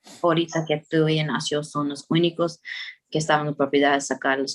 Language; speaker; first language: Spanish; early bilingual, heritage; Spanish